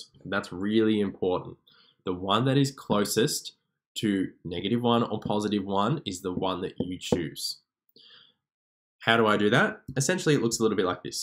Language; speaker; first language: English; native; English